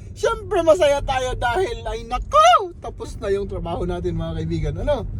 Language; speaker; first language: Filipino; native; Filipino